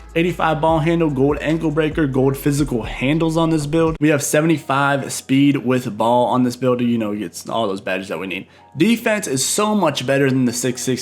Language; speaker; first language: English; native; English